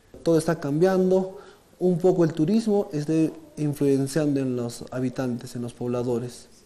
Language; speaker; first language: Spanish; non-native, local second language; Quechua